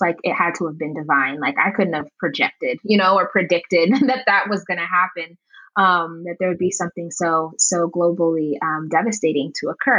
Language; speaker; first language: English; native; English